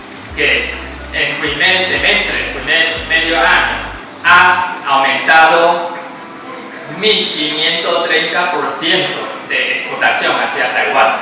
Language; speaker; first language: Spanish; non-native, fluent; Chinese